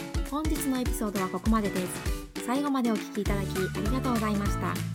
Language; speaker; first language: Japanese; native; Japanese